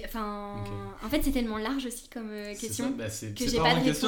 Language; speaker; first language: French; native; French